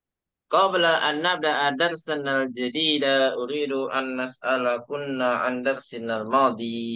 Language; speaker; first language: Arabic; non-native, fluent; Indonesian